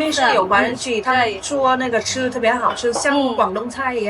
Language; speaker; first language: Chinese; non-native, fluent; Vietnamese